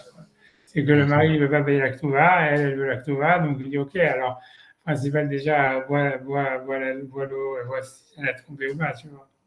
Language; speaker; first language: French; native; French